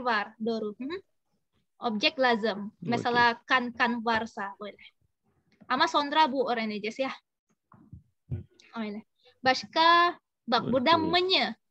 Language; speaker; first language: Turkish; non-native, fluent; Indonesian